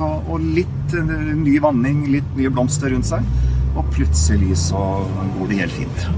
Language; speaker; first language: Norwegian; native; Norwegian